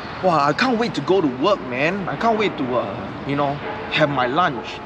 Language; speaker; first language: English; non-native, local second language; Chinese